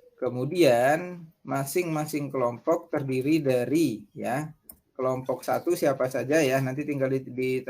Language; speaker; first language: Indonesian; native; Indonesian